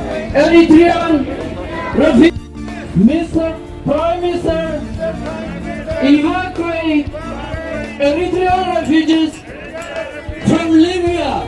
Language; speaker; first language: English; non-native, learner; Tigrinya